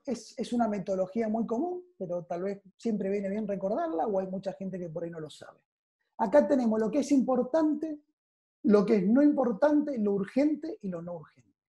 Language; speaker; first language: Spanish; native; Spanish